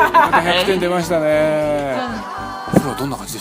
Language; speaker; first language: Japanese; native; Japanese